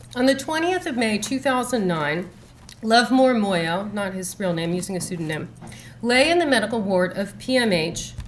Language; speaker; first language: English; native; English